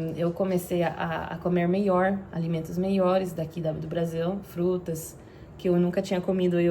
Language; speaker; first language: Portuguese; non-native, fluent; Dutch